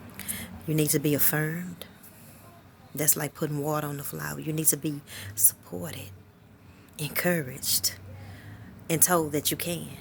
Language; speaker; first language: English; native; English